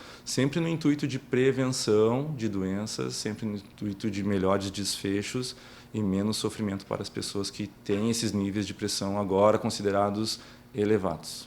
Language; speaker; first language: Portuguese; native; Portuguese